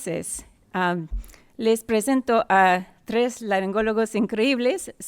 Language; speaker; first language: Spanish; non-native, fluent; English